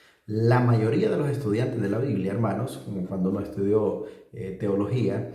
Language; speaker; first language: Spanish; native; Spanish